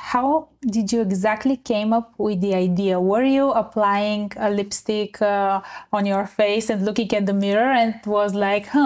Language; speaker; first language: English; non-native, fluent; Bulgarian